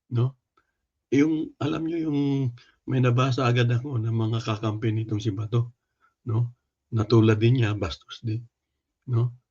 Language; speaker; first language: Filipino; non-native, local second language; Cebuano